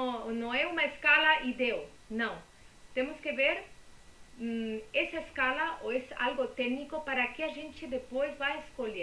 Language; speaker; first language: Portuguese; non-native, fluent; Spanish